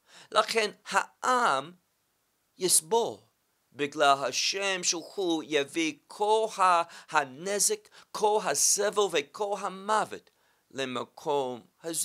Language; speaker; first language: Hebrew; non-native, fluent; English